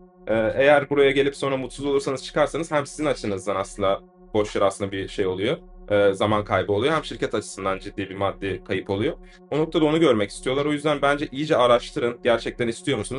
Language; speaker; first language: Turkish; native; Turkish